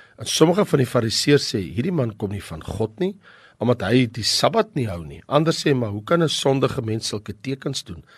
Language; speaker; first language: Afrikaans; native; Afrikaans